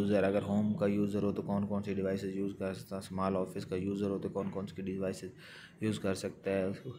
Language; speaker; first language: Hindi; non-native, local second language; Punjabi